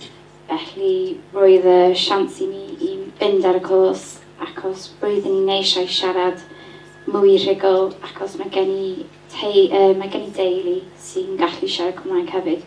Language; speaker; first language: Welsh; non-native, learner; English